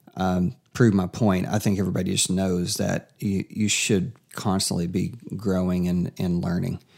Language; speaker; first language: English; native; English